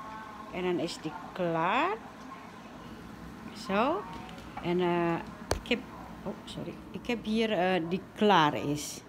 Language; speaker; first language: Dutch; non-native, learner; Indonesian